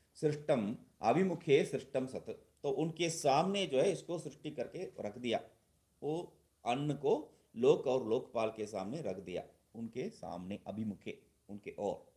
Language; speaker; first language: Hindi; non-native, local second language; Tamil